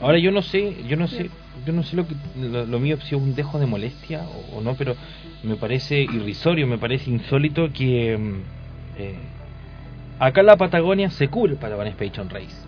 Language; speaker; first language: Spanish; native; Spanish